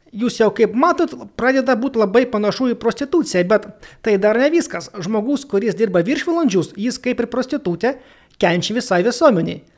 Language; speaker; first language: Lithuanian; non-native, local second language; Russian